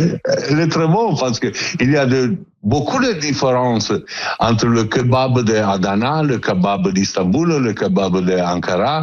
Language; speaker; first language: French; non-native, learner; Italian